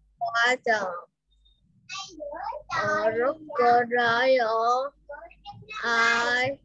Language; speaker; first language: English; non-native, learner; Vietnamese